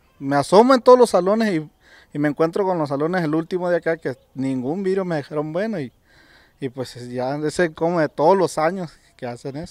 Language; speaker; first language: Spanish; native; Spanish